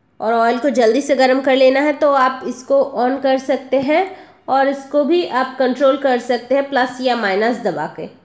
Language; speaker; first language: Hindi; non-native, local second language; Bangla